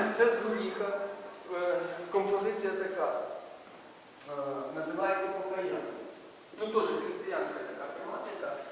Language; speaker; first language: Ukrainian; native; Ukrainian